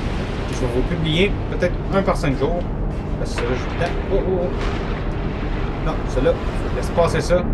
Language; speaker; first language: French; native; French